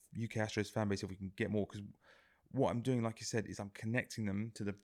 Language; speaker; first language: English; native; English